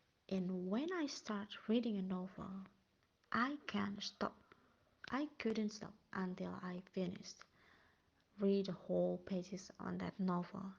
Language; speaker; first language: English; non-native, learner; Indonesian